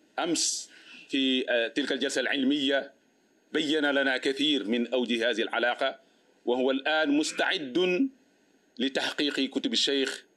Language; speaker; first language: Arabic; non-native, fluent; Wolof